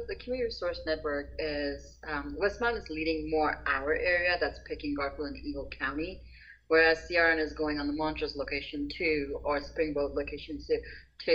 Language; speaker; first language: English; non-native, local second language; Nepali